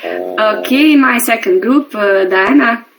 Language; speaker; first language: English; non-native, learner; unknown